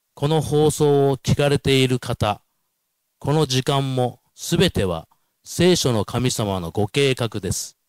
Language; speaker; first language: Japanese; native; Japanese